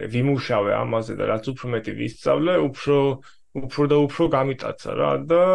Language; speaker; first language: Georgian; early bilingual, heritage; Swedish